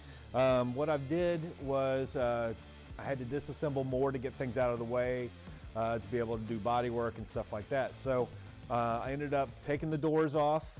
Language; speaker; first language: English; native; English